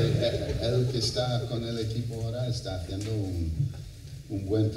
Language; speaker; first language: Spanish; non-native, fluent; English